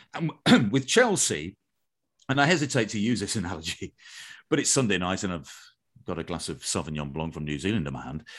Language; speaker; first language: English; native; English